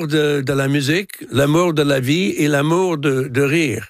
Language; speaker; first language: French; non-native, local second language; English